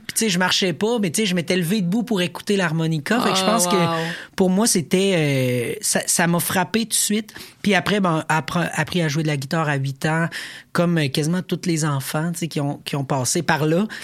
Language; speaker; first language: French; native; French